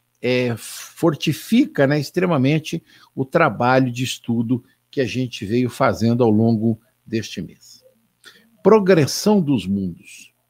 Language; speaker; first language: Portuguese; native; Portuguese